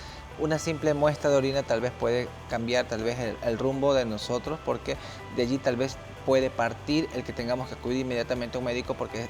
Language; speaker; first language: Spanish; native; Spanish